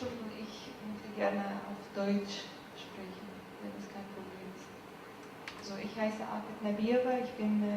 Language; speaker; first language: German; non-native, learner; Azerbaijani